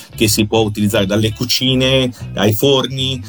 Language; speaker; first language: Italian; native; Italian